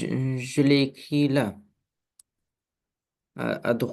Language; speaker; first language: French; non-native, learner; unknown